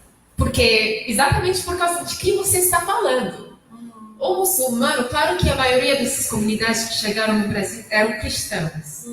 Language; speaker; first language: Portuguese; non-native, fluent; Arabic